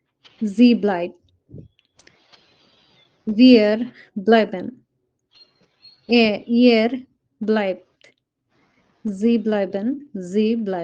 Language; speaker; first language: German; non-native, learner; Hindi